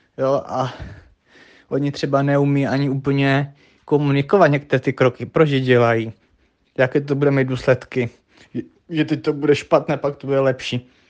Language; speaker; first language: Czech; native; Czech